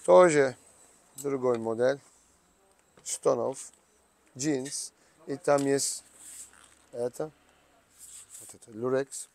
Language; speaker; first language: Russian; non-native, learner; Turkish